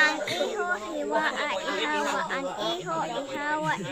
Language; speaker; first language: Cebuano; native; Cebuano